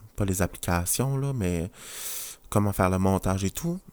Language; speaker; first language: French; native; French